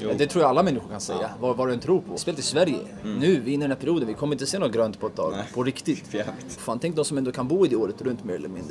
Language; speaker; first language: Swedish; native; Swedish